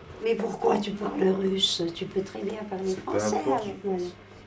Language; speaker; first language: French; early bilingual, other home language; Russian